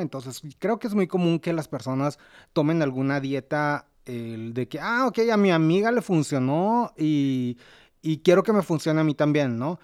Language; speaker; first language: Spanish; native; Spanish